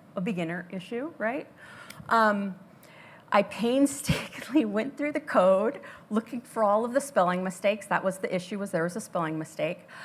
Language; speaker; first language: English; native; English